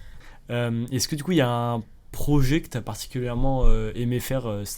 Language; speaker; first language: French; native; French